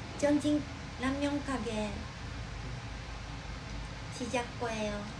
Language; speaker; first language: Korean; non-native, learner; Japanese